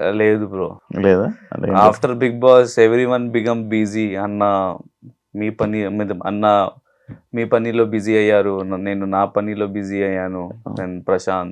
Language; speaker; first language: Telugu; non-native, learner; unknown